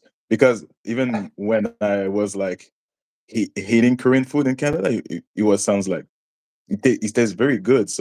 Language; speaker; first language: English; non-native, local second language; French